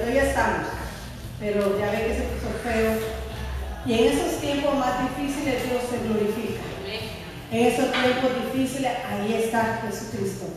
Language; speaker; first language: Spanish; native; Spanish